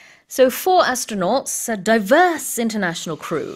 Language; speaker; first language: English; early bilingual, other home language; Korean